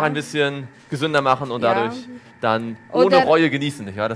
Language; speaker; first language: German; native; German